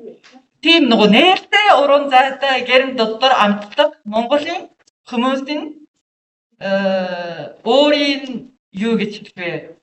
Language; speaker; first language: Mongolian; non-native, learner; Japanese